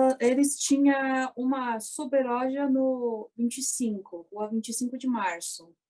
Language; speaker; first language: Portuguese; early bilingual, other home language; Chinese